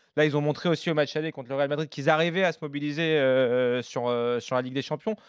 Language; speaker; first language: French; native; French